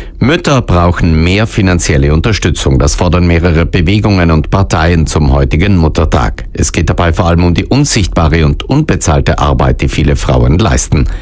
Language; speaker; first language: German; native; German